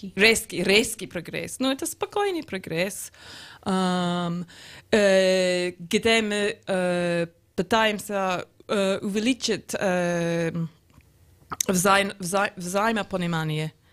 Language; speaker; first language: Russian; non-native, learner; English